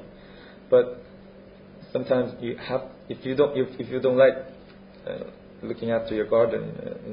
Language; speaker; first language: English; non-native, fluent; Korean